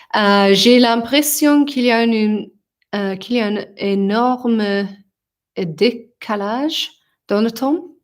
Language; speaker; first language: French; non-native, learner; English